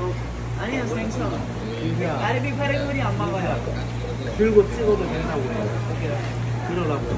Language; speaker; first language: Korean; non-native, learner; Bangla